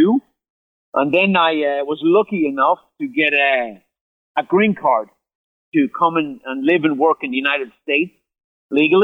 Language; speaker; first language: English; native; English